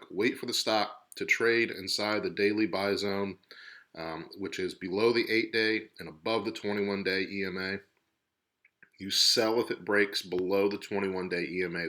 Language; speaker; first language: English; native; English